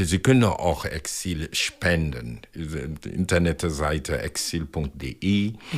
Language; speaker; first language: German; non-native, fluent; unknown